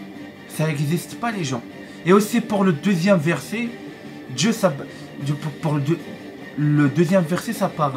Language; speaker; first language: French; non-native, learner; Arabic